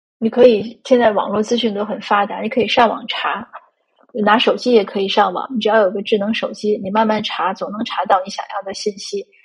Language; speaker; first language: Chinese; native; Chinese